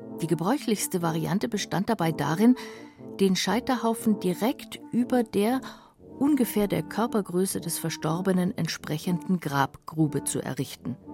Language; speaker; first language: German; native; German